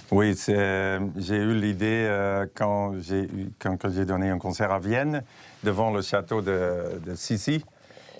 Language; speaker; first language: French; non-native, fluent; Dutch